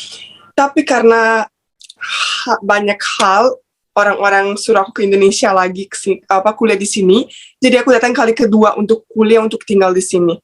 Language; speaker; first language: Indonesian; non-native, fluent; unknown